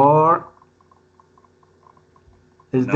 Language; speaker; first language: English; non-native, learner; Spanish